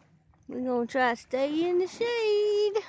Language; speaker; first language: English; native; English